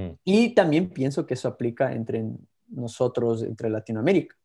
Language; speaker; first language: Spanish; early bilingual, heritage; Spanish